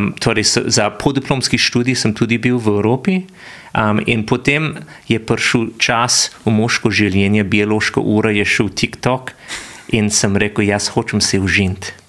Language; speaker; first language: Slovenian; non-native, fluent; English